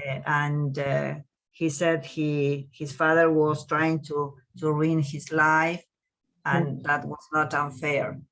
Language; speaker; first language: English; non-native, learner; Spanish